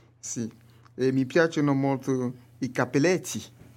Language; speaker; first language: Italian; non-native, learner; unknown